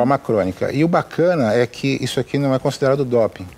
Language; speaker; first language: Portuguese; native; Portuguese